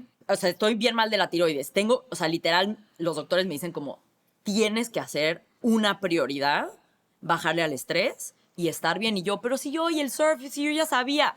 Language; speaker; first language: Spanish; native; Spanish